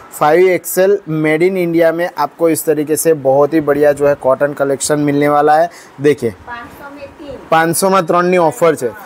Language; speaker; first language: Hindi; non-native, local second language; Gujarati